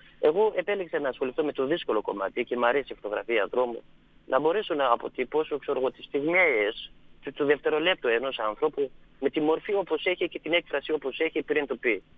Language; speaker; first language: Greek; non-native, fluent; Persian